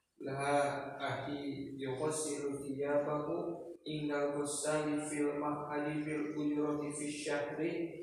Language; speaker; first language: Arabic; non-native, fluent; Indonesian